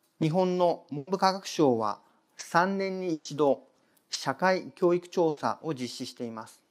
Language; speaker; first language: Japanese; native; Japanese